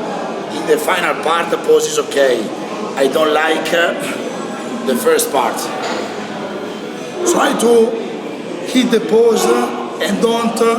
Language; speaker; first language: English; non-native, learner; Italian